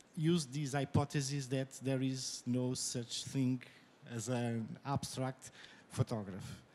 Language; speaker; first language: English; non-native, fluent; Portuguese